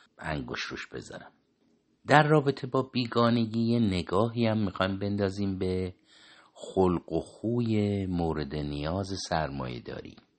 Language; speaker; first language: Persian; native; Persian